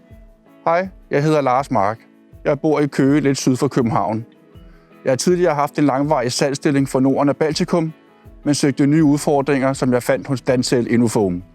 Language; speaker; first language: Danish; native; Danish